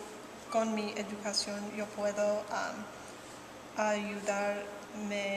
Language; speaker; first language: Spanish; non-native, learner; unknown